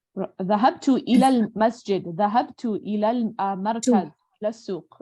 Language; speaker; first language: Arabic; non-native, fluent; English